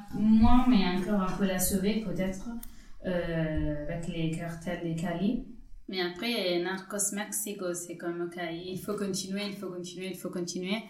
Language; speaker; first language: French; non-native, fluent; Spanish